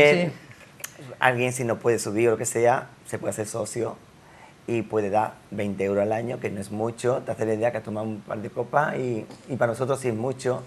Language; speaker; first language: Spanish; native; Spanish